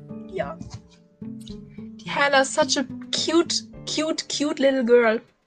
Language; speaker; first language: English; non-native, learner; German